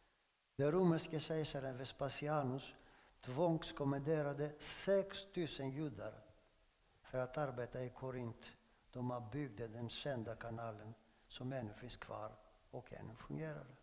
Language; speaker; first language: Swedish; non-native, fluent; Greek